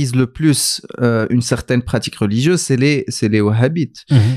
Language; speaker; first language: French; non-native, local second language; Arabic